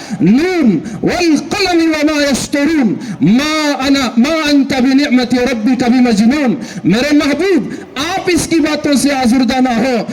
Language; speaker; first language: Urdu; native; Urdu